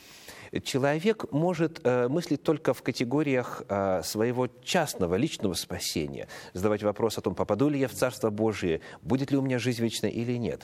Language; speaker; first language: Russian; native; Russian